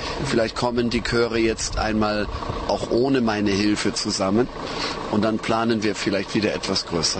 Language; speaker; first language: German; native; German